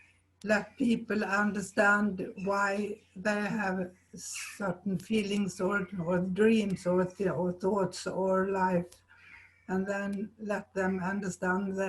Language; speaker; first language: English; non-native, fluent; Swedish